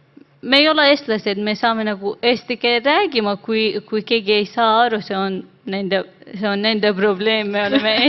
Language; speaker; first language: Estonian; non-native, learner; Arabic